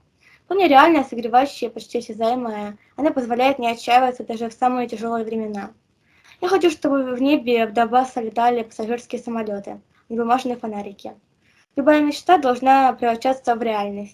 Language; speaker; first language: Russian; native; Russian